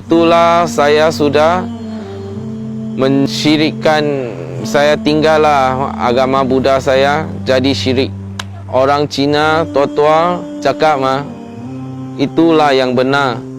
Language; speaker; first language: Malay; non-native, local second language; Chinese